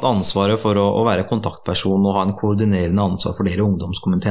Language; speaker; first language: Norwegian; early bilingual, other home language; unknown